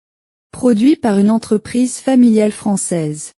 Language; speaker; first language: French; non-native, learner; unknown